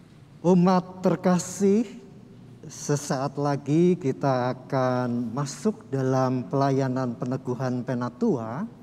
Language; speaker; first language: Indonesian; native; Indonesian